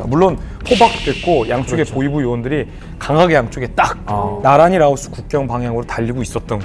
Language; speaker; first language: Korean; native; Korean